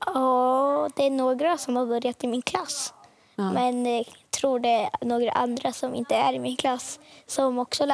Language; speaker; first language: Swedish; early bilingual, other home language; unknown